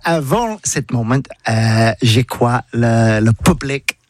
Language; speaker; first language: French; non-native, learner; English